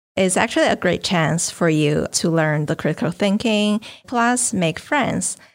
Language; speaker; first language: English; non-native, fluent; Chinese